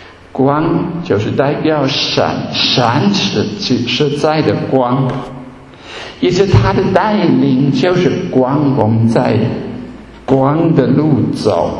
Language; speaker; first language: Chinese; non-native, fluent; German